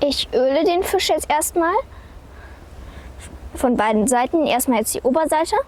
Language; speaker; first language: German; native; German